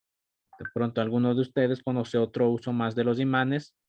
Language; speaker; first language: Spanish; native; Spanish